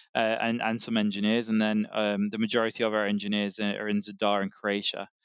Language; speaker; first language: English; native; English